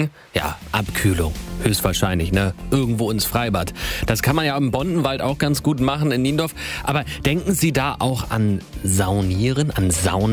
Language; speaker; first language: German; native; German